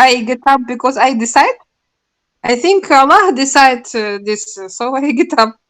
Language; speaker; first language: English; non-native, learner; Russian